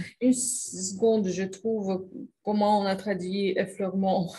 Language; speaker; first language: French; non-native, fluent; Russian